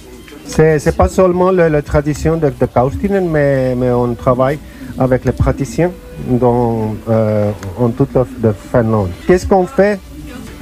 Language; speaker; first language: French; non-native, learner; Finnish